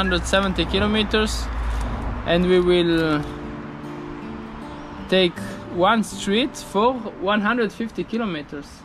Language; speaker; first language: English; non-native, fluent; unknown